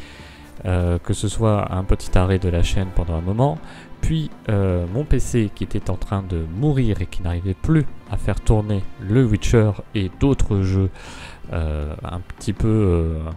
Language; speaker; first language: French; native; French